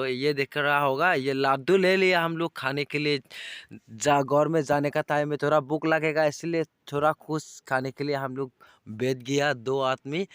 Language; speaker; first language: Hindi; non-native, local second language; Chakma